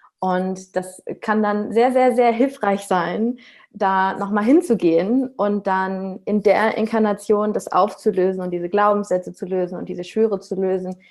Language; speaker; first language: German; native; German